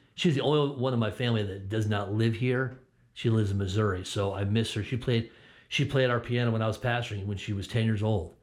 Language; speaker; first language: English; native; English